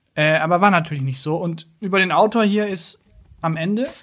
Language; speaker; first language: German; native; German